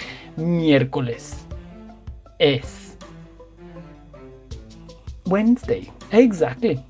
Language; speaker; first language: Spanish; non-native, fluent; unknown